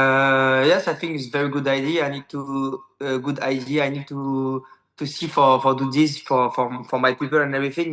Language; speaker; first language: English; non-native, learner; French